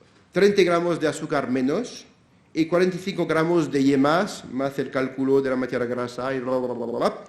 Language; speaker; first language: Spanish; non-native, fluent; French